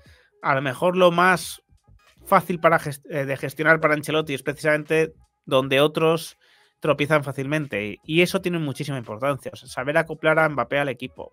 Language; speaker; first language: Spanish; native; Spanish